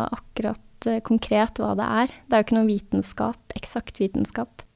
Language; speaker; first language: Norwegian; native; Norwegian